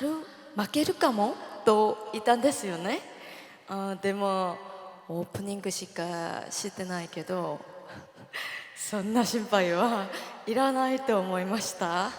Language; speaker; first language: Japanese; non-native, learner; Korean